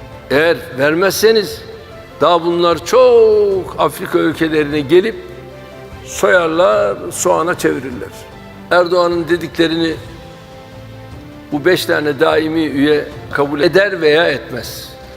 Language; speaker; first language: Turkish; native; Turkish